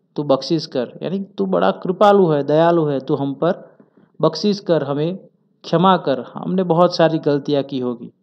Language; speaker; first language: Hindi; non-native, local second language; Gujarati